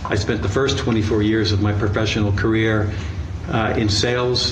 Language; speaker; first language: English; native; English